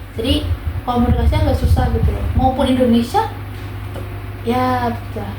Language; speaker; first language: Indonesian; non-native, local second language; Javanese